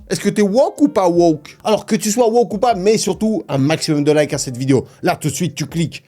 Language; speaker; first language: French; non-native, fluent; Russian